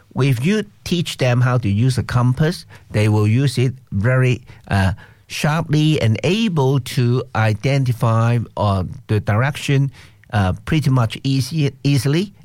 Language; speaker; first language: English; non-native, local second language; Cantonese